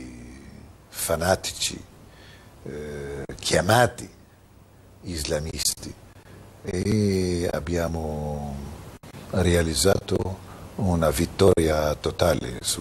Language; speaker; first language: Italian; non-native, fluent; Arabic